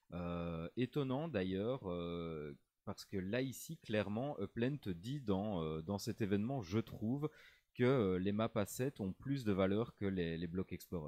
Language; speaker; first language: French; native; French